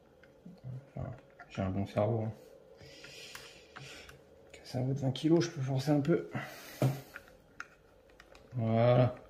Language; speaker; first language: French; native; French